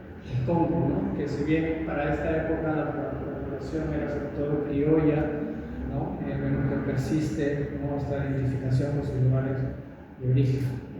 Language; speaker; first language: Spanish; native; Spanish